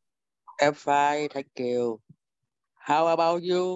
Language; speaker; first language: English; non-native, learner; Vietnamese